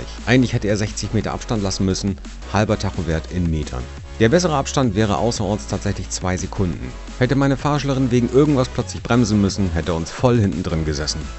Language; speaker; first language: German; native; German